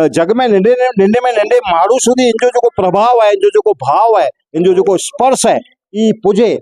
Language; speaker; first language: Gujarati; non-native, local second language; Kachhi